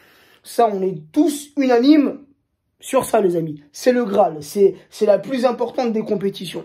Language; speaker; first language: French; native; French